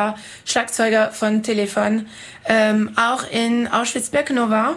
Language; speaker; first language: German; non-native, fluent; French